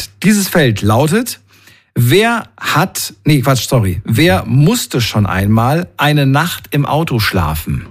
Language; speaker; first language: German; native; German